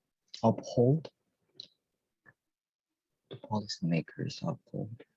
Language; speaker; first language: English; non-native, learner; Korean